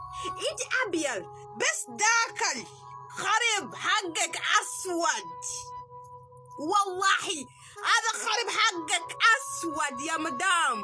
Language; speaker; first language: Arabic; non-native, learner; Amharic